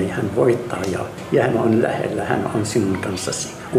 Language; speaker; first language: Finnish; non-native, fluent; Arabic